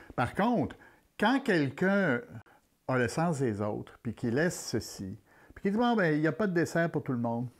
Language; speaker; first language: French; native; French